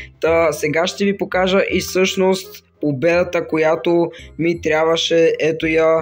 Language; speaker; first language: Bulgarian; native; Bulgarian